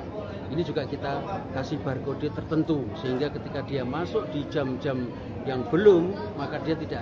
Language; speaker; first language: Indonesian; native; Indonesian